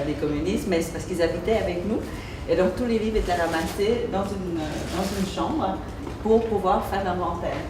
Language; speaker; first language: French; early bilingual, other home language; Vietnamese